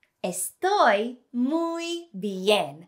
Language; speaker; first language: Spanish; non-native, fluent; English